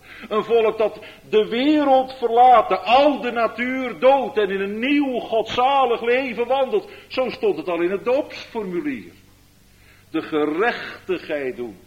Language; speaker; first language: Dutch; native; Dutch